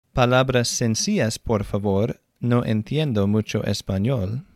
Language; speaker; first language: Spanish; non-native, fluent; English